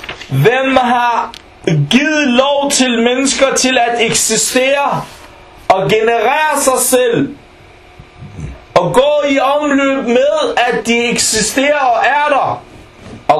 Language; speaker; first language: Danish; early bilingual, other home language; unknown